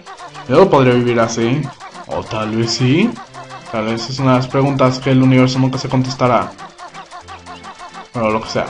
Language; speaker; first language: Spanish; native; Spanish